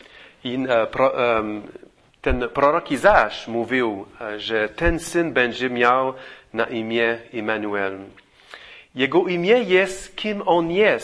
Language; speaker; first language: Polish; non-native, fluent; English